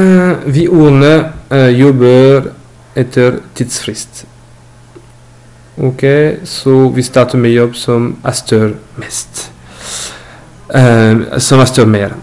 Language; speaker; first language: Norwegian; non-native, learner; French